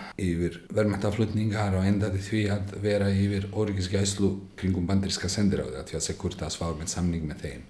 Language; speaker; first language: Icelandic; non-native, fluent; Bosnian